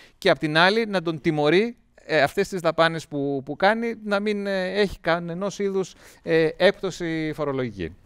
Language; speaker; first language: Greek; native; Greek